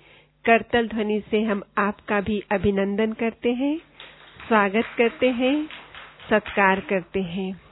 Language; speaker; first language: Hindi; native; Hindi